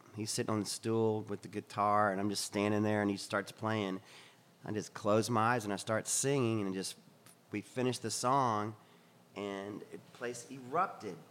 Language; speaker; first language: English; native; English